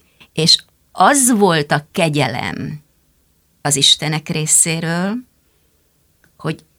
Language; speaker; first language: Hungarian; native; Hungarian